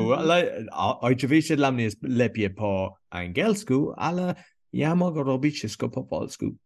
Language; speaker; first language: Polish; non-native, learner; English